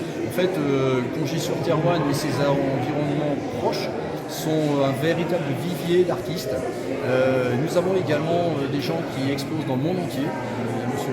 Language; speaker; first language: French; native; French